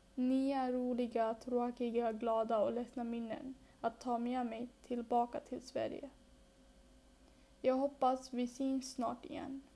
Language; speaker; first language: Swedish; early bilingual, other home language; Bangla